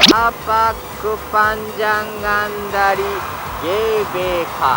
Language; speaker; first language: Indonesian; non-native, fluent; Japanese